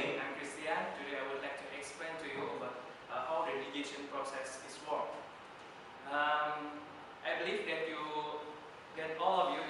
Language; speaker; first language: English; non-native, learner; Indonesian